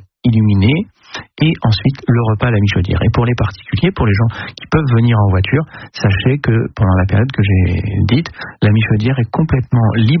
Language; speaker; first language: French; native; French